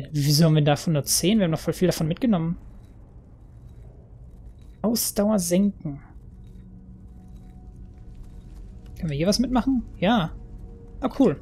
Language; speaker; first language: German; native; German